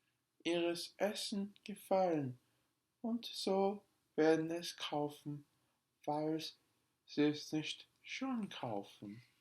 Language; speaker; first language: German; non-native, learner; English